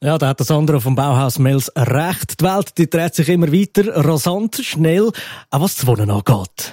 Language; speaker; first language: German; native; German